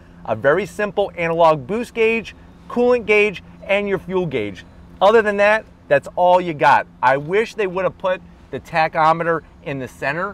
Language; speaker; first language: English; native; English